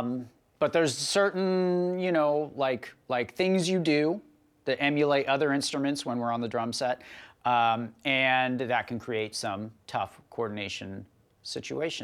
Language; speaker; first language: English; native; English